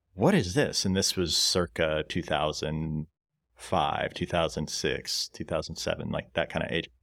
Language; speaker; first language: English; native; English